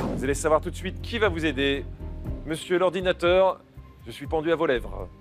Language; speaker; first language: French; native; French